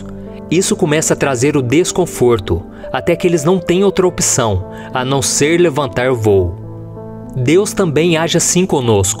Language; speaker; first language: Portuguese; native; Portuguese